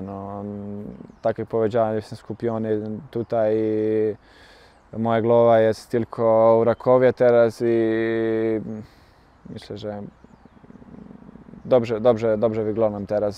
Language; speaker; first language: Polish; non-native, learner; Bosnian